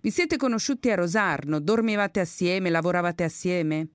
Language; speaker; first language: Italian; native; Italian